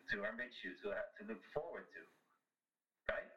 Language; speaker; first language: English; non-native, fluent; Dutch